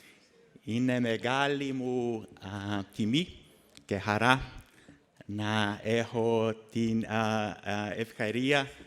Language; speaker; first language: Greek; non-native, learner; Portuguese